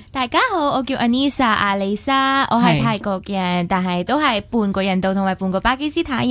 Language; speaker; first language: Cantonese; early bilingual, other home language; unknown